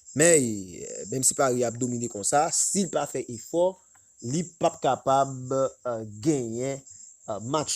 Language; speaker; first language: French; non-native, local second language; Haitian Creole